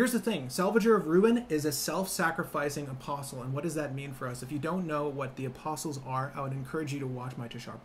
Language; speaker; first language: English; native; English